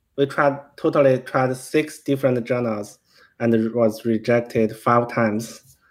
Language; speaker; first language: English; non-native, fluent; Chinese